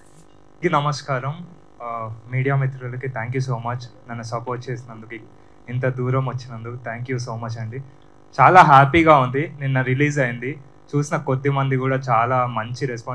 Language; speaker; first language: Telugu; native; Telugu